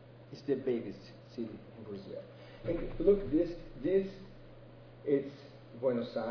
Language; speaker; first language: English; non-native, learner; Portuguese